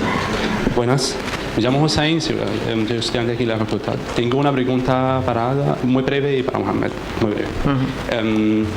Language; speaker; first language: Spanish; non-native, fluent; Arabic